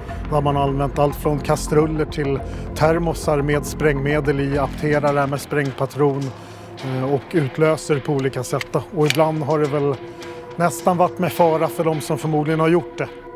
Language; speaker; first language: Swedish; native; Swedish